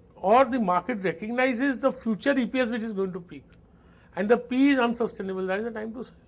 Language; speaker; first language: English; non-native, local second language; Hindi